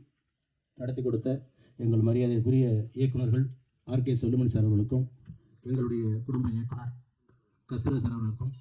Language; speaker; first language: Tamil; native; Tamil